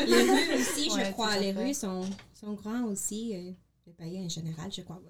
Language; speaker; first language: French; non-native, learner; English